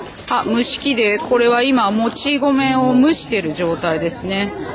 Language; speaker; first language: Japanese; native; Japanese